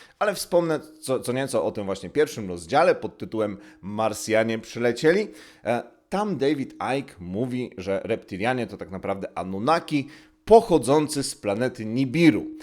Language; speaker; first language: Polish; native; Polish